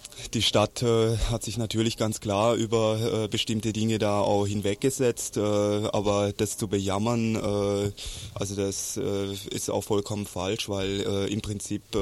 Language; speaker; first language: German; native; German